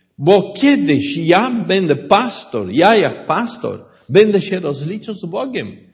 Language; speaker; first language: Polish; non-native, learner; Portuguese